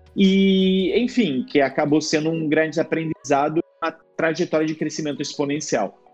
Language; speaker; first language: Portuguese; non-native, fluent; Italian